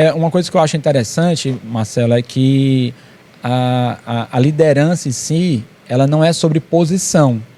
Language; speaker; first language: Portuguese; native; Portuguese